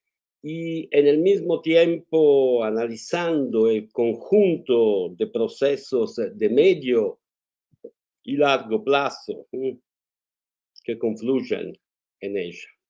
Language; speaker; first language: Spanish; non-native, fluent; Italian